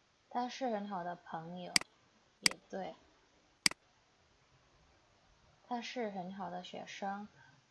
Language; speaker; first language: Chinese; non-native, fluent; Indonesian